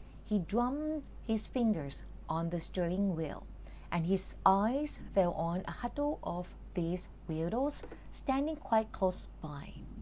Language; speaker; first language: English; non-native, fluent; Thai